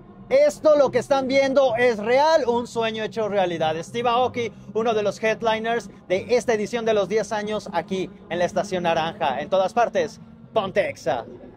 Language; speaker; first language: Spanish; native; Spanish